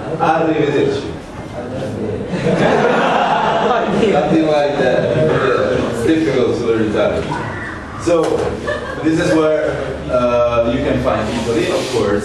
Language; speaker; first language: English; non-native, learner; Italian